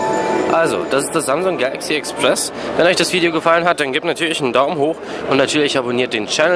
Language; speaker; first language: German; native; German